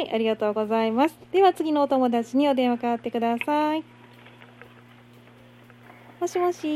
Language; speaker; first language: Japanese; native; Japanese